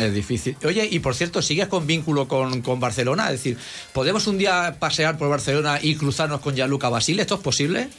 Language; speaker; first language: Spanish; native; Spanish